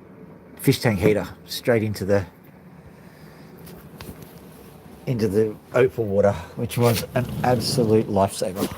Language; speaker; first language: English; native; English